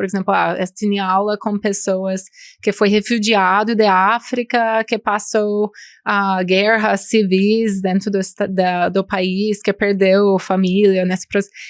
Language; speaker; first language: Portuguese; non-native, fluent; English